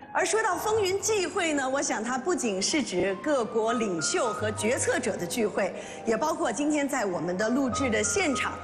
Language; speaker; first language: Chinese; native; Chinese